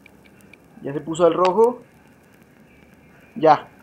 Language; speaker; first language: Spanish; native; Spanish